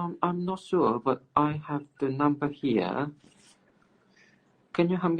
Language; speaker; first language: English; non-native, learner; Cantonese